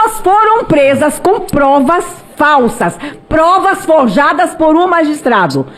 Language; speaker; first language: Portuguese; native; Portuguese